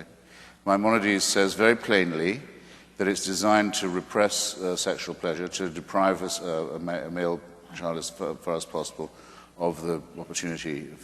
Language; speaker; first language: English; native; English